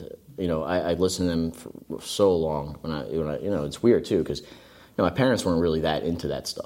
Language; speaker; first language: English; native; English